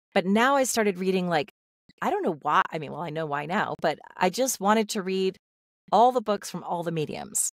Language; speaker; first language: English; native; English